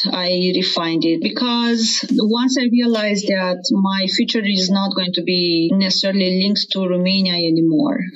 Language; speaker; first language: English; non-native, fluent; Romanian